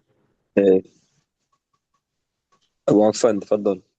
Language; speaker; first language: Arabic; non-native, fluent; Indonesian